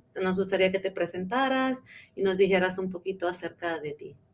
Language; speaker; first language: Spanish; native; Spanish